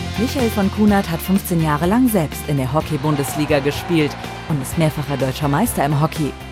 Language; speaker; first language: German; native; German